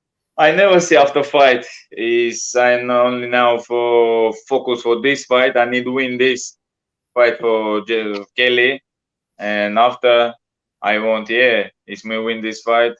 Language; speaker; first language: English; non-native, learner; Russian